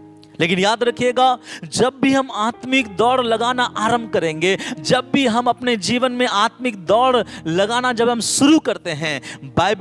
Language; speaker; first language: Hindi; non-native, local second language; Bangla